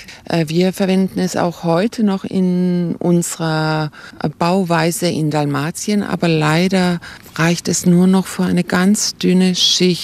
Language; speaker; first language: German; native; German